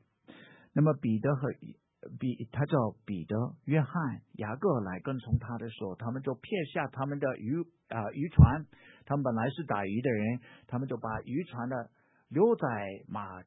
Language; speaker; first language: Chinese; non-native, fluent; English